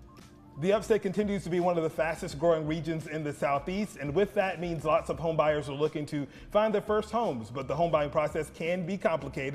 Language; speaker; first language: English; native; English